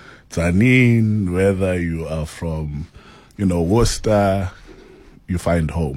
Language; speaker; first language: English; non-native, local second language; Xhosa